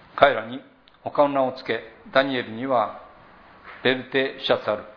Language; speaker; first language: Japanese; native; Japanese